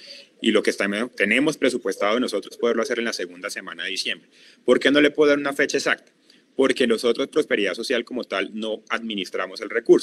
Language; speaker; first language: Spanish; native; Spanish